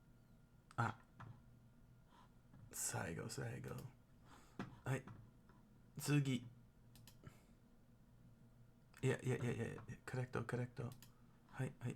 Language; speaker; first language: Japanese; non-native, learner; English